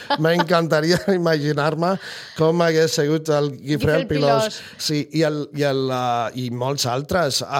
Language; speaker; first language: Catalan; non-native, fluent; Spanish